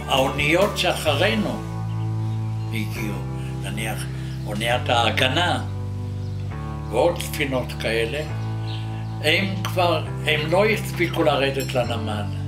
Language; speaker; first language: Hebrew; non-native, fluent; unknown